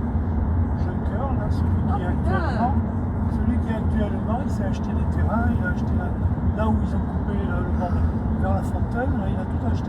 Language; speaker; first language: French; native; French